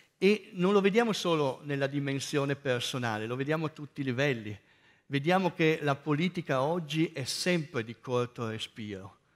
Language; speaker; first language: Italian; native; Italian